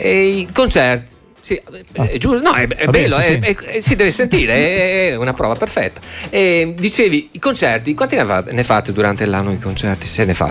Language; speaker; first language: Italian; native; Italian